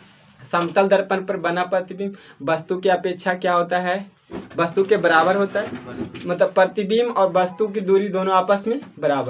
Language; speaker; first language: Hindi; native; Hindi